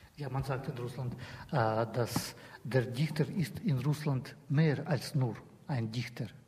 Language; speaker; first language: German; non-native, learner; Russian